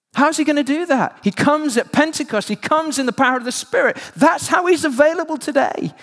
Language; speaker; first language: English; native; English